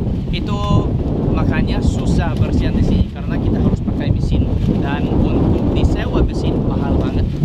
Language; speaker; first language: Indonesian; non-native, fluent; English